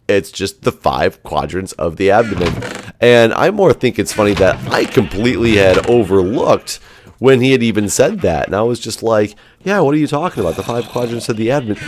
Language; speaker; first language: English; native; English